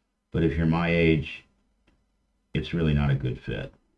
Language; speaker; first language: English; native; English